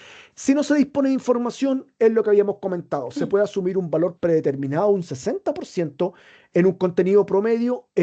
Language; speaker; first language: Spanish; native; Spanish